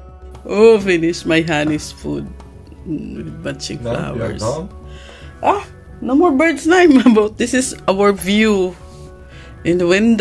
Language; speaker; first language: English; non-native, local second language; Filipino